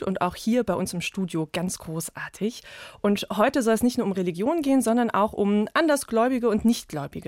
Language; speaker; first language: German; native; German